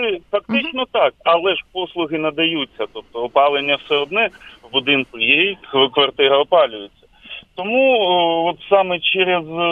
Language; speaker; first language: Ukrainian; native; Ukrainian